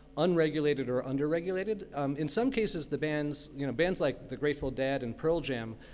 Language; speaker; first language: English; native; English